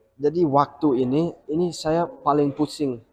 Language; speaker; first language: Indonesian; early bilingual, heritage; English